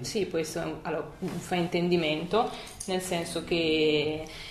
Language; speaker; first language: Italian; native; Italian